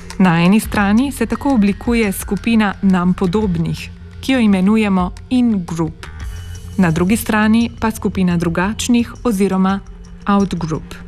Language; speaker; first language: Slovenian; native; Slovenian